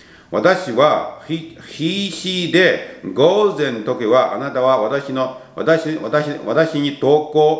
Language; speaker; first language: Japanese; non-native, learner; Chinese